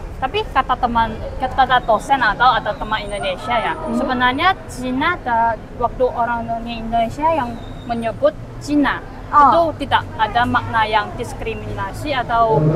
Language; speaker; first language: Indonesian; non-native, fluent; Chinese